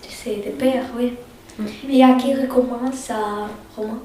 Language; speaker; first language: French; non-native, learner; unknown